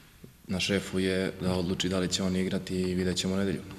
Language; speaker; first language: Bosnian; native; Bosnian